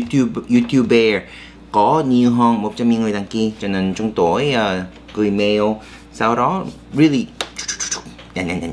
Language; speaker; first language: Vietnamese; non-native, learner; Korean